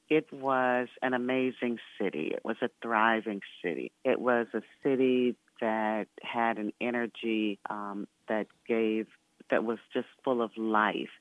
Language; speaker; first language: English; native; English